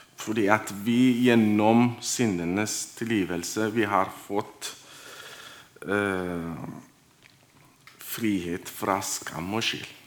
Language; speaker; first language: Norwegian; non-native, fluent; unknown